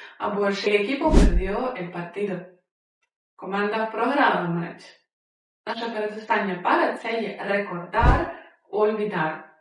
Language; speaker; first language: Spanish; non-native, fluent; Ukrainian